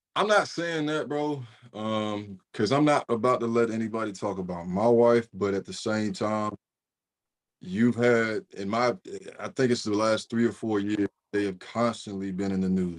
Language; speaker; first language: English; native; English